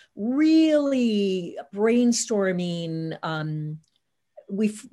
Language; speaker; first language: English; native; English